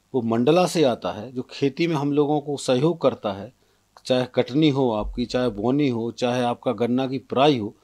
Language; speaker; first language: Hindi; native; Hindi